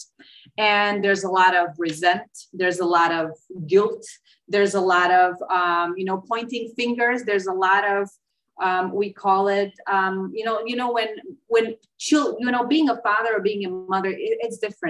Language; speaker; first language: English; non-native, fluent; Slovenian